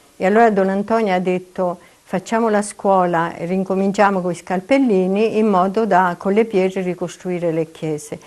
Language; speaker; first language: Italian; native; Italian